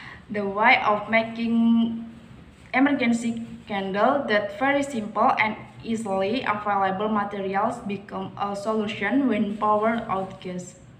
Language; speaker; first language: English; non-native, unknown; Indonesian